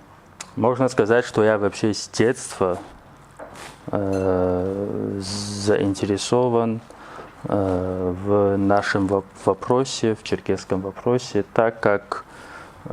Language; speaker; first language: Russian; non-native, local second language; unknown